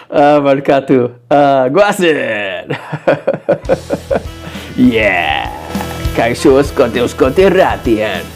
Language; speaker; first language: Basque; non-native, learner; English